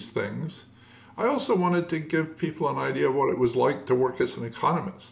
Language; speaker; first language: English; native; English